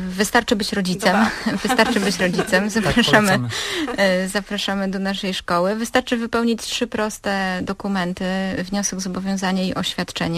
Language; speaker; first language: Polish; native; Polish